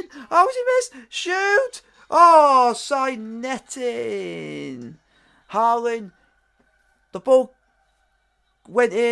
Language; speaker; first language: English; native; English